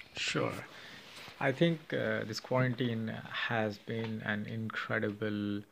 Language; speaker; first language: English; non-native, local second language; Hindi